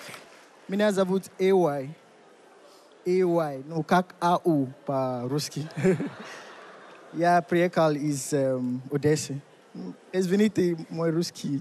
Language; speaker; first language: Russian; non-native, learner; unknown